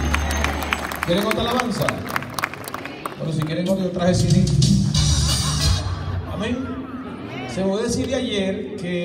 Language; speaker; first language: Spanish; native; Spanish